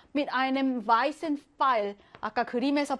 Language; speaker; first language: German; non-native, fluent; Korean